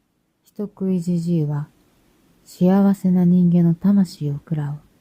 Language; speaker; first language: Japanese; native; Japanese